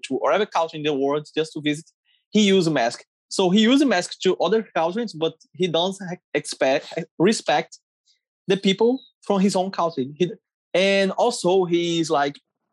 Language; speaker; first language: English; non-native, learner; Portuguese